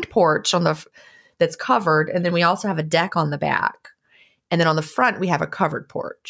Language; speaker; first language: English; native; English